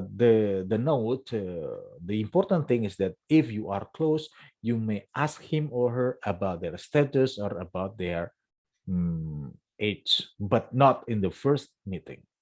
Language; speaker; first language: English; non-native, fluent; Indonesian